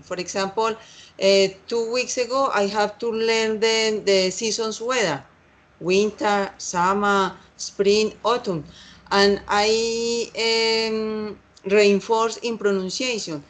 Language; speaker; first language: English; non-native, learner; Spanish